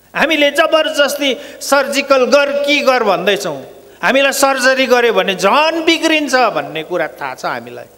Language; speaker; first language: Nepali; native; Nepali